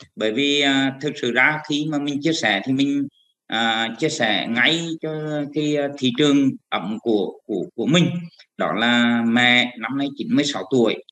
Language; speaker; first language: Vietnamese; native; Vietnamese